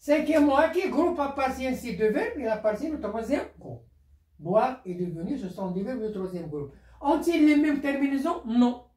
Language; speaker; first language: French; non-native, local second language; Arabic